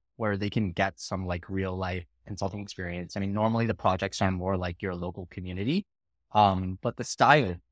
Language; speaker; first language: English; native; English